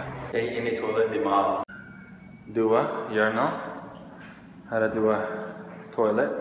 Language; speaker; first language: Indonesian; non-native, fluent; English